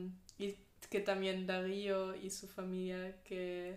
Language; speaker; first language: Spanish; non-native, fluent; German